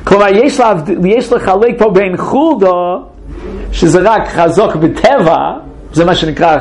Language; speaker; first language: Hebrew; non-native, fluent; English